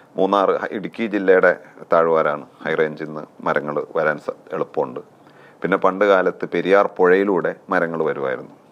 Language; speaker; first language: Malayalam; native; Malayalam